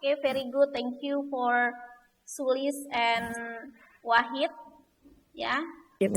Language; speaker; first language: English; non-native, learner; Indonesian